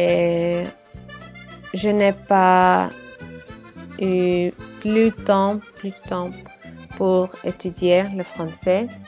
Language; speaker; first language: French; non-native, learner; Arabic